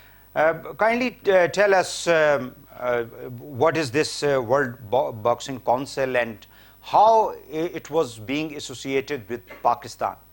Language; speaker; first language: English; non-native, fluent; Urdu